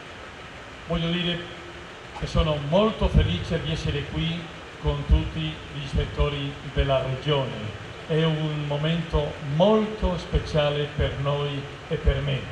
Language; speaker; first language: Italian; non-native, fluent; Spanish